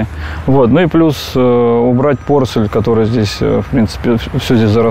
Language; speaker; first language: Russian; native; Russian